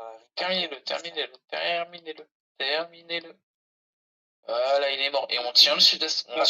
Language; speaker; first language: French; native; French